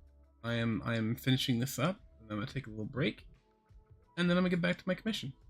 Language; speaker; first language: English; native; English